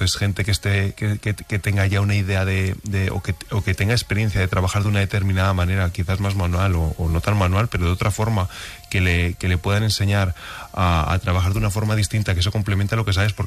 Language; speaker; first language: Spanish; native; Spanish